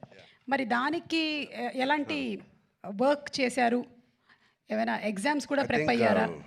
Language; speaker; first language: Telugu; native; Telugu